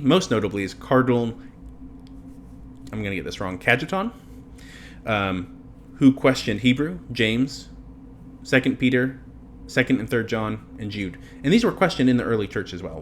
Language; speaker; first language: English; native; English